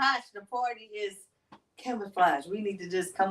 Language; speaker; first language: English; native; English